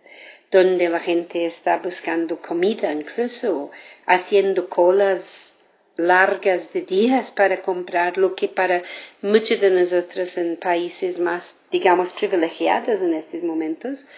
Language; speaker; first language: Spanish; non-native, fluent; English